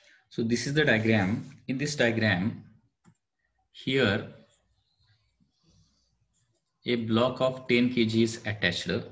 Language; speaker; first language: English; non-native, local second language; Marathi